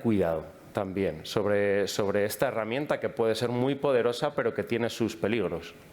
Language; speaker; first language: Spanish; native; Spanish